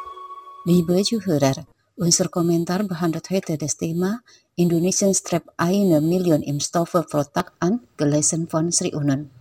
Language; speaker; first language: German; non-native, fluent; Indonesian